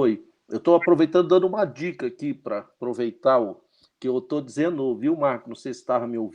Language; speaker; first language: Portuguese; native; Portuguese